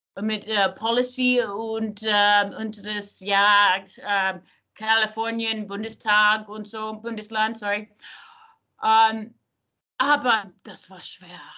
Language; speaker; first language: German; non-native, learner; English